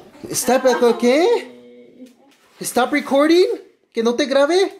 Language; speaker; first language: Spanish; early bilingual, heritage; Spanish